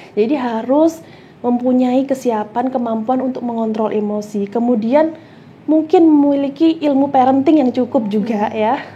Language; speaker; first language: Indonesian; native; Indonesian